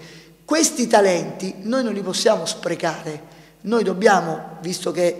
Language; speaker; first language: Italian; native; Italian